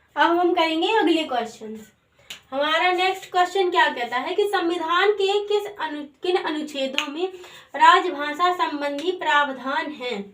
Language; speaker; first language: Hindi; native; Hindi